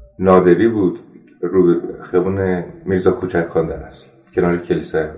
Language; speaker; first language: Persian; non-native, local second language; Armenian